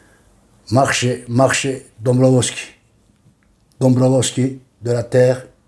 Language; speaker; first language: French; non-native, learner; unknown